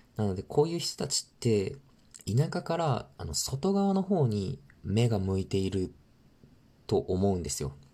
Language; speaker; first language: Japanese; native; Japanese